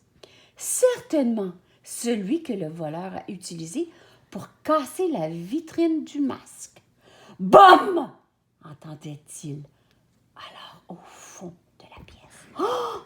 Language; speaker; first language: French; native; French